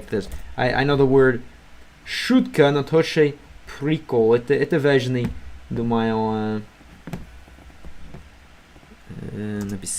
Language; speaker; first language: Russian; non-native, learner; English